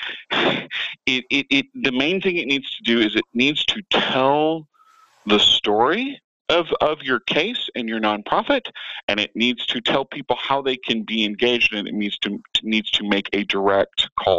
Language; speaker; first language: English; native; English